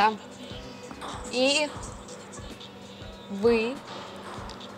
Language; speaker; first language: Russian; native; Russian